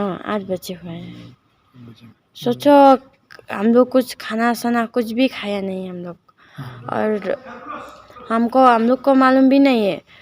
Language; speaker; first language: Hindi; non-native, local second language; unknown